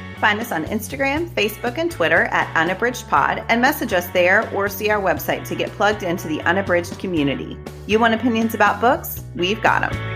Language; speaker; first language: English; native; English